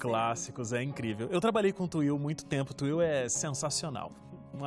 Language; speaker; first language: Portuguese; native; Portuguese